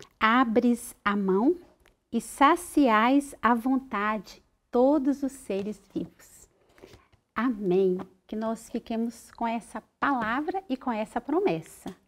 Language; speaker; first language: Portuguese; native; Portuguese